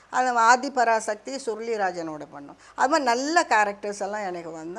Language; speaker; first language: Tamil; non-native, local second language; Malayalam